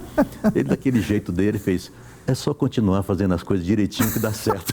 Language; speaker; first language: Portuguese; native; Portuguese